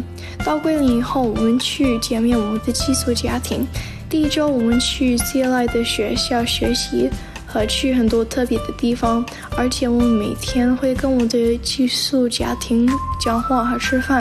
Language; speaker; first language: Chinese; non-native, learner; English